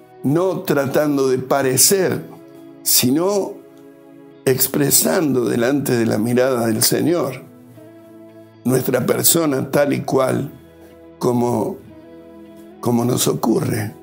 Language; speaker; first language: Spanish; native; Spanish